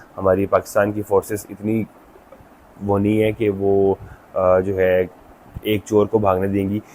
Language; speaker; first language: Urdu; non-native, local second language; Punjabi